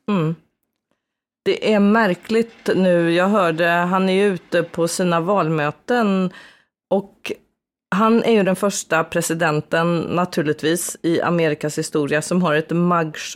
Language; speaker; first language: Swedish; native; Swedish